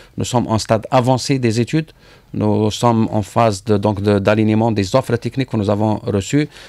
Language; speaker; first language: French; non-native, local second language; Arabic